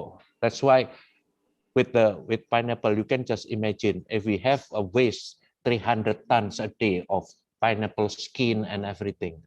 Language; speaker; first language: English; non-native, fluent; Indonesian